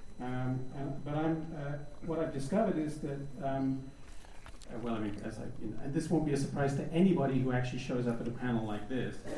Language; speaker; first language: English; native; English